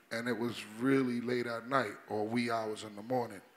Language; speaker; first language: English; native; English